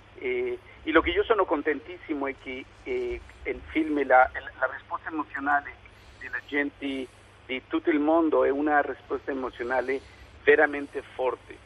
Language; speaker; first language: Italian; non-native, learner; Spanish